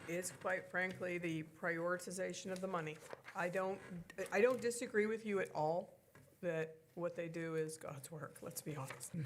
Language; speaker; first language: English; native; English